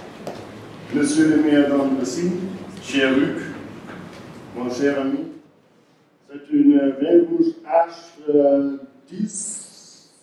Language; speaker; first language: French; non-native, fluent; German